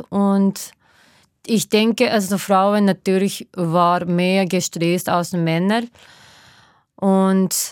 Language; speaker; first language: German; non-native, fluent; Japanese